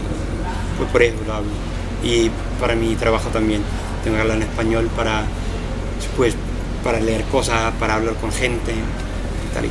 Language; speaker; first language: Spanish; non-native, fluent; English